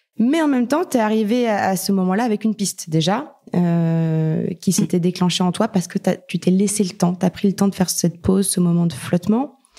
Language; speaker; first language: French; native; French